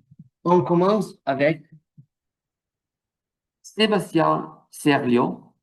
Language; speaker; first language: French; non-native, fluent; Italian